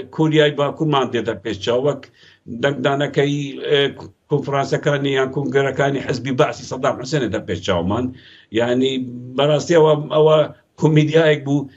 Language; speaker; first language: Central Kurdish; non-native, local second language; Kurdish